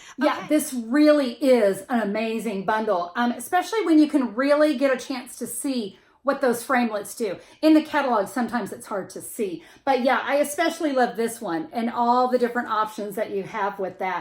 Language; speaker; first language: English; native; English